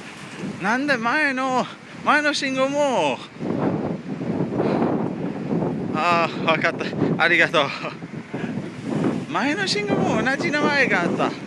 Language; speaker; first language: Japanese; non-native, learner; English